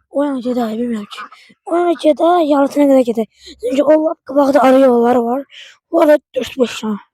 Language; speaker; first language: Azerbaijani; non-native, local second language; Talysh